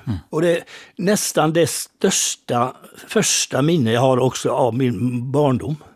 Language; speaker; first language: Swedish; native; Swedish